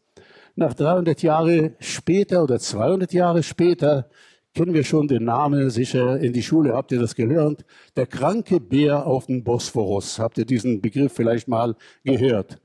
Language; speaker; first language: German; non-native, fluent; Hebrew